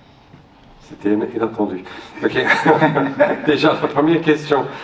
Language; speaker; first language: French; non-native, learner; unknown